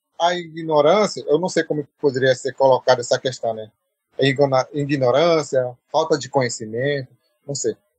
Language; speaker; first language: Portuguese; non-native, local second language; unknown